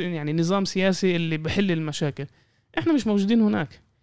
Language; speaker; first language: Arabic; native; Arabic